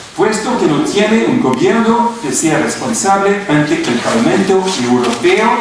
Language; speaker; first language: Spanish; non-native, fluent; French